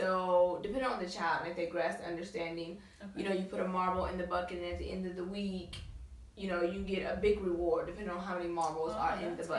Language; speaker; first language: English; native; English